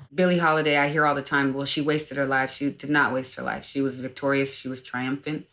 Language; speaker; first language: English; native; English